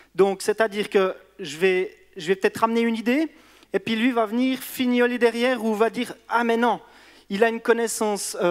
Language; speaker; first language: French; native; French